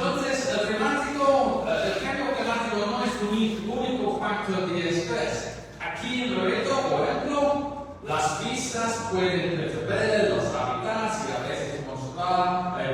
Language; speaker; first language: Spanish; non-native, learner; English